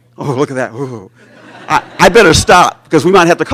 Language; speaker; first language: English; native; English